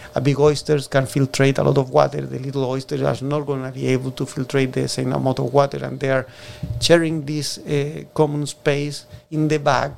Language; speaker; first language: English; non-native, fluent; Spanish